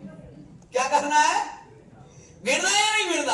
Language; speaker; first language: Hindi; native; Hindi